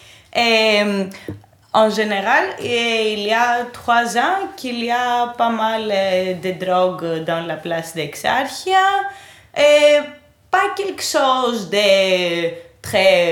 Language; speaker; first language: French; non-native, fluent; Greek